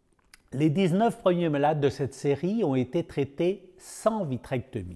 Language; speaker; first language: French; native; French